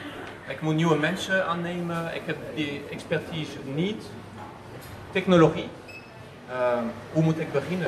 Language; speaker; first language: Dutch; non-native, fluent; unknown